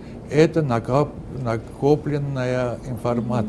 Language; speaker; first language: Russian; non-native, fluent; Armenian